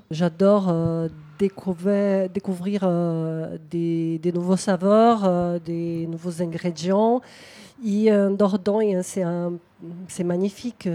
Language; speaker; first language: French; non-native, fluent; Portuguese